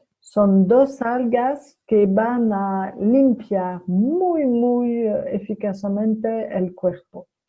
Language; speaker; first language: Spanish; non-native, fluent; French